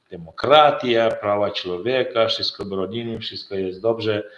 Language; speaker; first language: Polish; non-native, learner; Turkmen